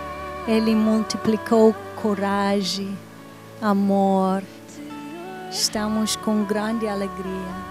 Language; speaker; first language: Portuguese; non-native, learner; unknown